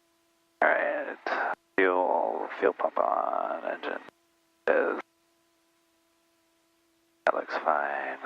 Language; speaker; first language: English; native; English